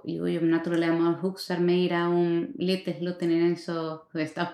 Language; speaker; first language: Icelandic; non-native, learner; Spanish